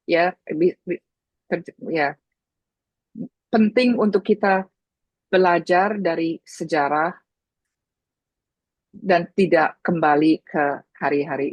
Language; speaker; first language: Indonesian; early bilingual, heritage; Indonesian